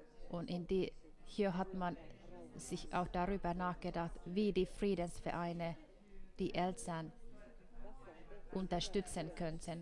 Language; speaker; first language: German; non-native, fluent; Finnish